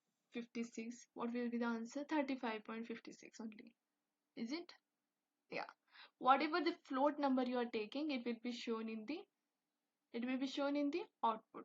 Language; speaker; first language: English; non-native, local second language; Hindi